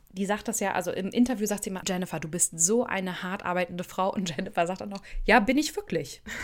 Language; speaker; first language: German; native; German